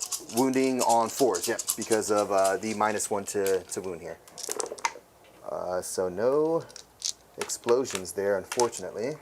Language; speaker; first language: English; native; English